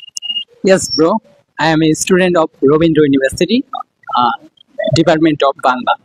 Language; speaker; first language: English; non-native, learner; Bangla